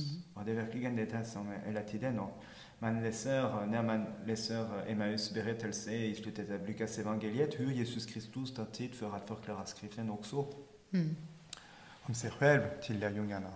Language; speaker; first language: Swedish; non-native, fluent; French